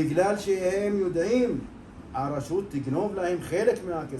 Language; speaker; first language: Hebrew; non-native, local second language; Arabic